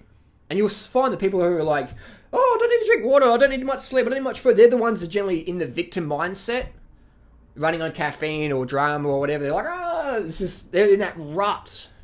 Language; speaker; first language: English; native; English